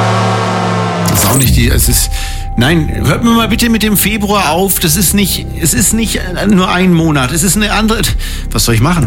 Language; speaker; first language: German; native; German